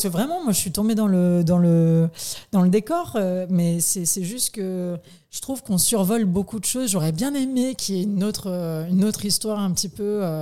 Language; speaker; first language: French; native; French